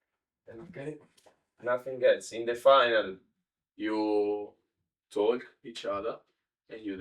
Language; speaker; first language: English; non-native, learner; Italian